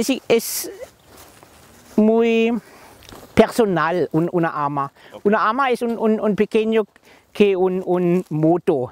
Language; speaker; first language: Spanish; non-native, learner; German